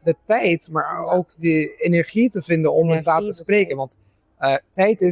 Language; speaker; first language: Dutch; non-native, fluent; Italian